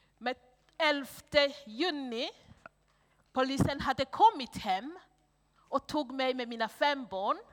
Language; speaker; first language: Swedish; non-native, fluent; Rundi